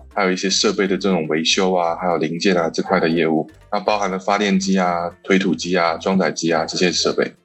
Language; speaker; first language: Chinese; early bilingual, heritage; Chinese